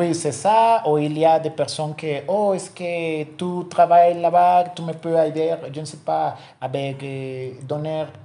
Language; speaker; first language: French; non-native, learner; Spanish